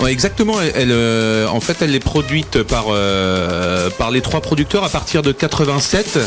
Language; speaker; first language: French; native; French